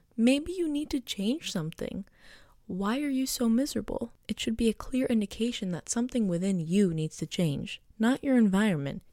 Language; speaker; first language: English; native; English